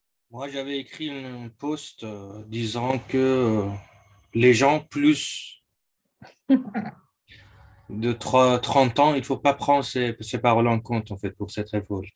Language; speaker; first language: French; non-native, fluent; Persian